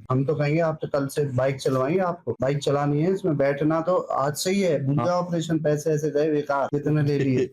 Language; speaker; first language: Hindi; native; Hindi